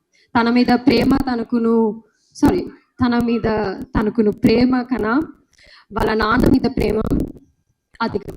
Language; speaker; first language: Telugu; non-native, learner; Malayalam